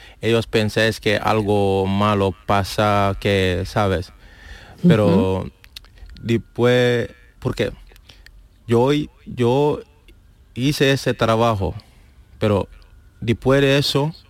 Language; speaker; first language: Spanish; non-native, learner; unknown